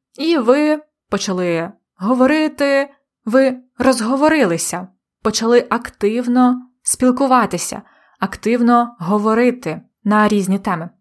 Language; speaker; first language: Ukrainian; native; Ukrainian